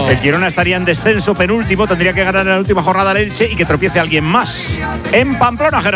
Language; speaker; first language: Spanish; native; Spanish